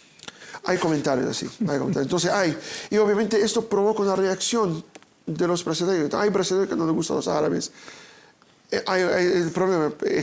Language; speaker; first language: Spanish; non-native, fluent; Portuguese